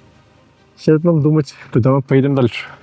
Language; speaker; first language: Russian; native; Russian